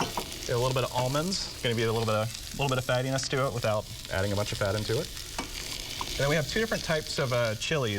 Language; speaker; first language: English; native; English